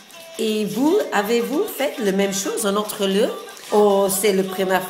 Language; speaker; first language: French; non-native, learner; English